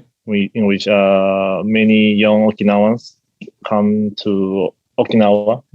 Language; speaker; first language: English; non-native, fluent; Spanish